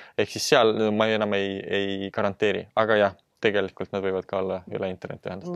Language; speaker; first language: Estonian; non-native, local second language; Russian